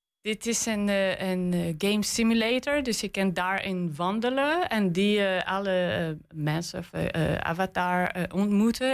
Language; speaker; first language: Dutch; non-native, learner; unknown